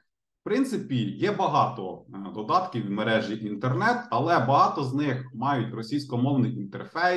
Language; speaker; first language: Ukrainian; native; Ukrainian